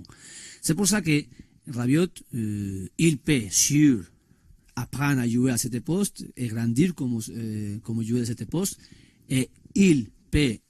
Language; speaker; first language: French; non-native, learner; Spanish